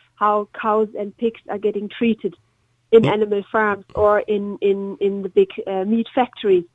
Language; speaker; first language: English; non-native, fluent; German